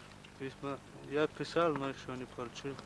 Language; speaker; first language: Russian; non-native, fluent; Turkmen